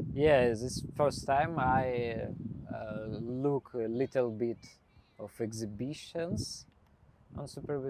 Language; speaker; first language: English; non-native, learner; Belarusian